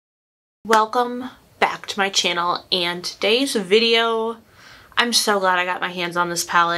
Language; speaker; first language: English; native; English